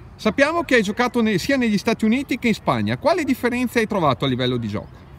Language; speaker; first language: Italian; native; Italian